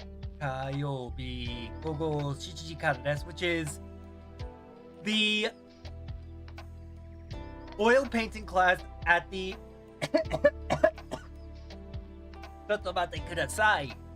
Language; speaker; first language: Japanese; non-native, learner; English